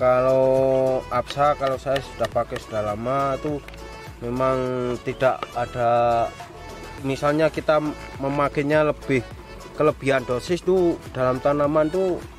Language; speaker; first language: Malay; non-native, local second language; Javanese